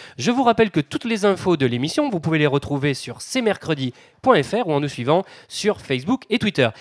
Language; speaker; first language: French; native; French